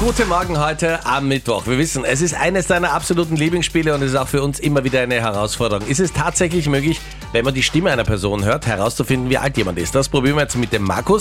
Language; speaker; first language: German; native; German